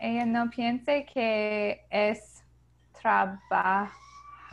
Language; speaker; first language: Spanish; non-native, learner; English